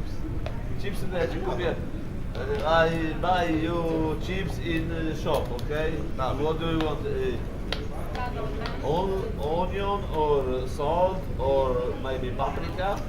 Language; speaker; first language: English; non-native, learner; Polish